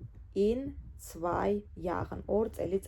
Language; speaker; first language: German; non-native, fluent; Georgian